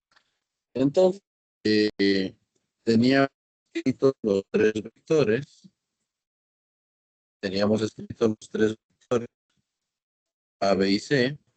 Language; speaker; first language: Spanish; native; Spanish